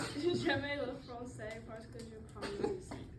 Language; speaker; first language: French; non-native, learner; English